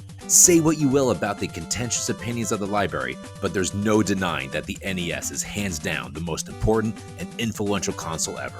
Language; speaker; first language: English; native; English